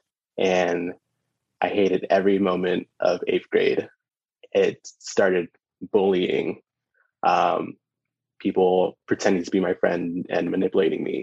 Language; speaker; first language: English; native; English